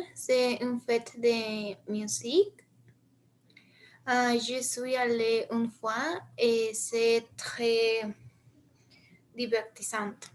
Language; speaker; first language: French; non-native, learner; Spanish